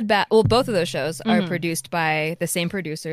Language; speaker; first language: English; native; English